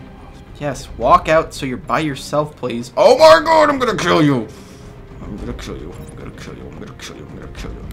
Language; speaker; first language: English; native; English